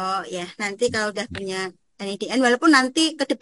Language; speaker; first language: Indonesian; native; Indonesian